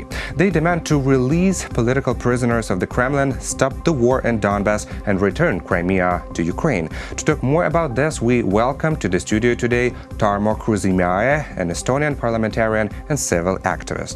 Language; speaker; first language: English; non-native, fluent; Ukrainian